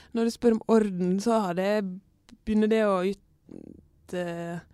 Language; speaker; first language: Norwegian; native; Norwegian